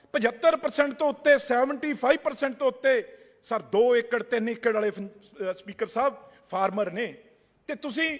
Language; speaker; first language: Hindi; non-native, local second language; Punjabi